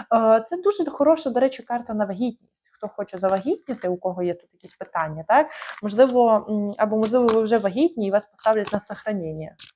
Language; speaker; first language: Ukrainian; non-native, local second language; Russian